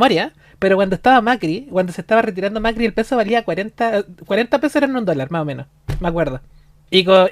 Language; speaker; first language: Spanish; native; Spanish